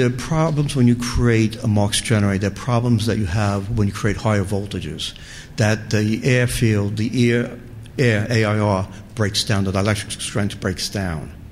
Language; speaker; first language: English; native; English